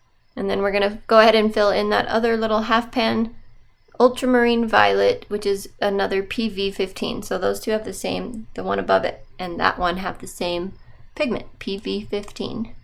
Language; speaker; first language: English; native; English